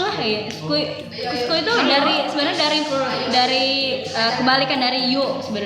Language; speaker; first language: Malay; native; Malay